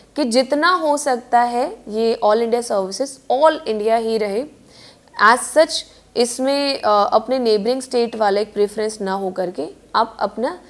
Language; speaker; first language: Hindi; native; Hindi